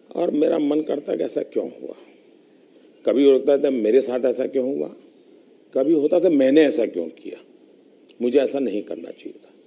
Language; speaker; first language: Hindi; non-native, local second language; Gujarati